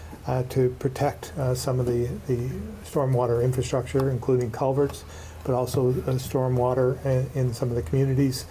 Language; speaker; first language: English; native; English